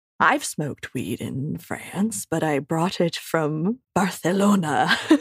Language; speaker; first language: English; native; English